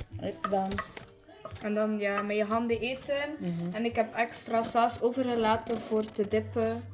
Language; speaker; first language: Dutch; early bilingual, other home language; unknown